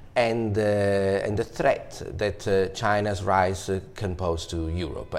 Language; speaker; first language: English; non-native, fluent; Italian